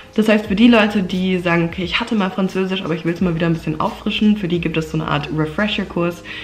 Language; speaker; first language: German; native; German